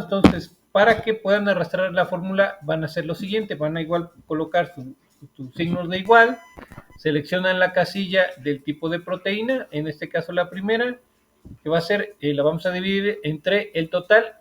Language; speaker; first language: Spanish; native; Spanish